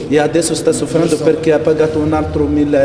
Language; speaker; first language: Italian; non-native, learner; Arabic